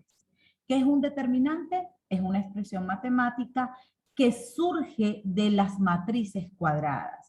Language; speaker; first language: Spanish; native; Spanish